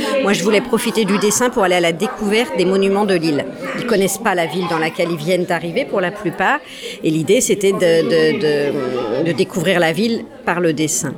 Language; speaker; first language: French; native; French